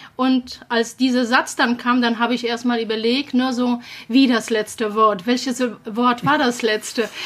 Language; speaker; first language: German; non-native, fluent; Polish